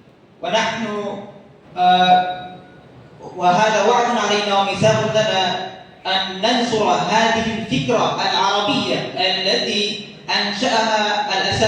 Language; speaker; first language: Arabic; non-native, fluent; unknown